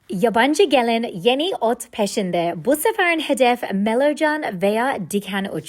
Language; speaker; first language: Turkish; non-native, learner; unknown